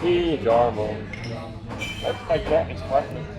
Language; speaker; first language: Dutch; native; Dutch